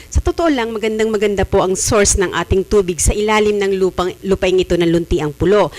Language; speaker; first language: Filipino; native; Filipino